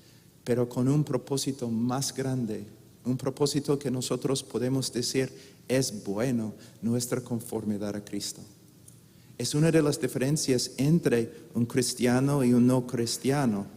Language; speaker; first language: Spanish; non-native, fluent; English